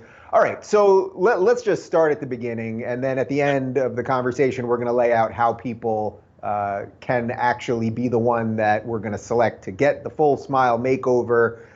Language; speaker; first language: English; native; English